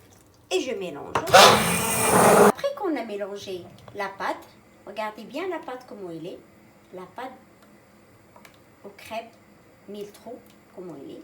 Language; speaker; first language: French; non-native, local second language; Arabic